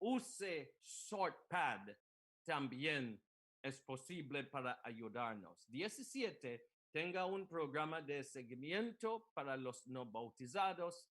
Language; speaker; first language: Spanish; non-native, learner; English